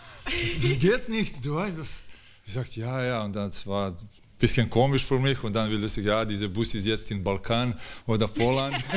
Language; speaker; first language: German; non-native, learner; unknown